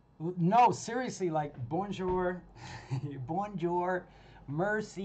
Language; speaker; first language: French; non-native, learner; English